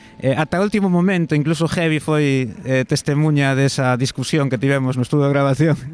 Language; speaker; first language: Galician; non-native, local second language; Spanish